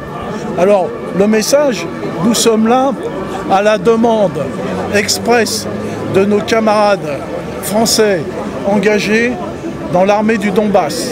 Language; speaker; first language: French; native; French